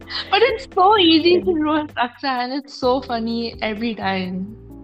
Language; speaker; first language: English; non-native, local second language; Urdu